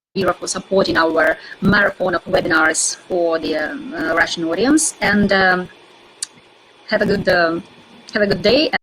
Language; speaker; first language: English; non-native, fluent; Russian